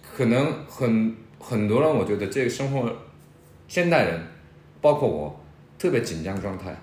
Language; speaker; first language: Chinese; non-native, fluent; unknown